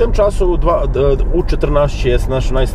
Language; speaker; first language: Polish; non-native, learner; Serbian